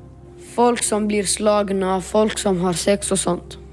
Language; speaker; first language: Swedish; early bilingual, other home language; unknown